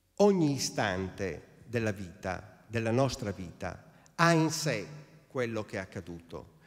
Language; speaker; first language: Italian; native; Italian